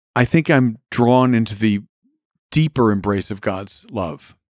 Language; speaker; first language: English; native; English